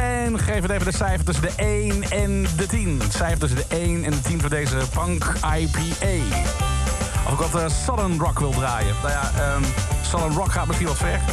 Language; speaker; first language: Dutch; native; Dutch